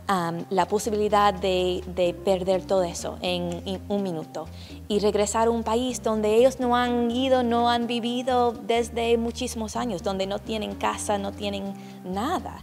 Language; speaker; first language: Spanish; non-native, fluent; English